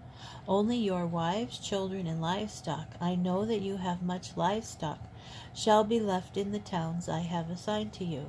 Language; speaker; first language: English; native; English